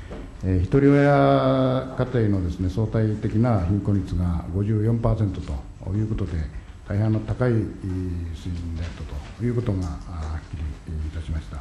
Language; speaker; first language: Japanese; native; Japanese